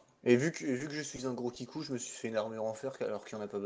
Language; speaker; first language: French; native; French